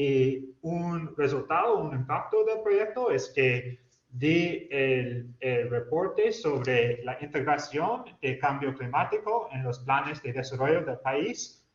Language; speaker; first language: Spanish; non-native, fluent; English